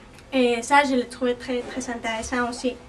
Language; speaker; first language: French; non-native, fluent; Spanish